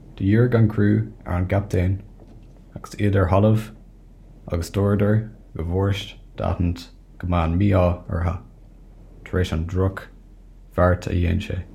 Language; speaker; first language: Irish; native; Irish